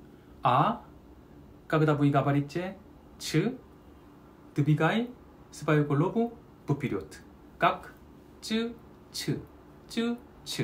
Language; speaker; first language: Russian; non-native, learner; Korean